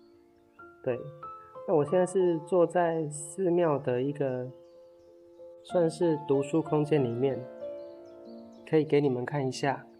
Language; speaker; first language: Chinese; native; Chinese